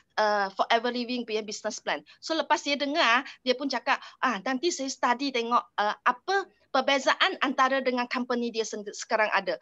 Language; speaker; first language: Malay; non-native, local second language; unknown